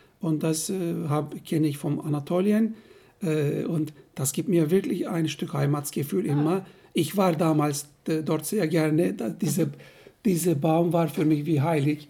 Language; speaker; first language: German; non-native, fluent; Turkish